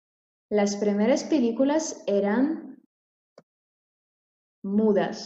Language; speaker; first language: Spanish; non-native, fluent; Russian